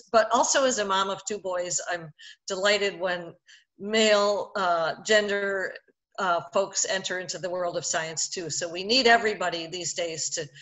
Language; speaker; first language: English; native; English